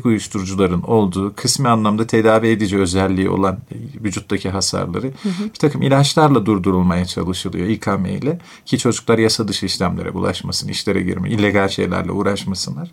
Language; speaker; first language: Turkish; native; Turkish